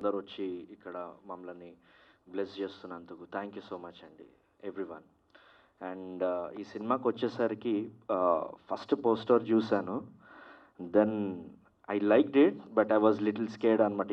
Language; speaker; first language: Telugu; native; Telugu